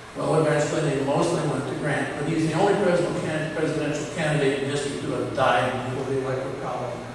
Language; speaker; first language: English; native; English